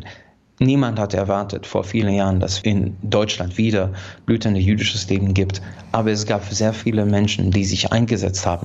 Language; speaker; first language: German; non-native, fluent; Hungarian